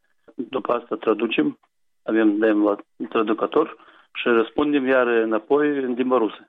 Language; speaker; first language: Romanian; non-native, local second language; Gagauz